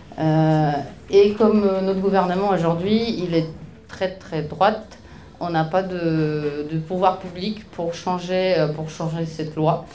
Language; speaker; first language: French; non-native, fluent; Polish